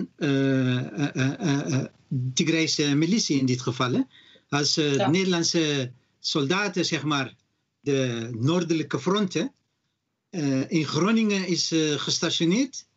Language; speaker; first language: Dutch; non-native, fluent; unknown